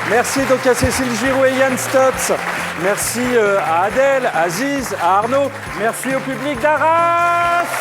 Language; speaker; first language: French; native; French